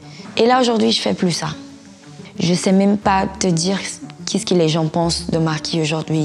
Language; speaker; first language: French; non-native, fluent; Portuguese